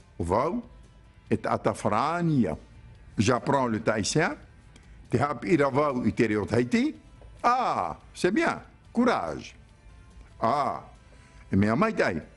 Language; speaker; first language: French; native; French